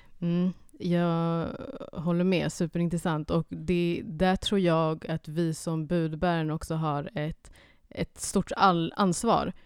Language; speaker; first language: Swedish; early bilingual, other home language; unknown